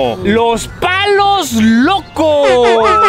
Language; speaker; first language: Spanish; native; Spanish